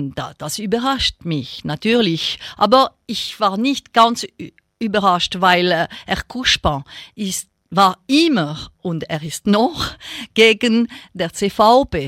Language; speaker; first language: German; non-native, local second language; French